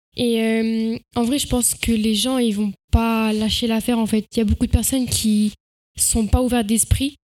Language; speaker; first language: French; native; French